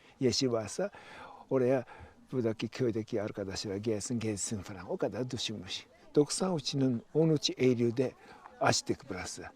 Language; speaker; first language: Turkish; non-native, fluent; Japanese